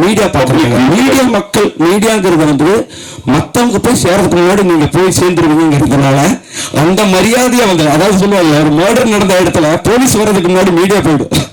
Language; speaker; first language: Tamil; native; Tamil